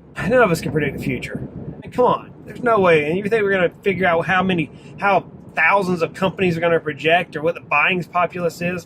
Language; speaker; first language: English; native; English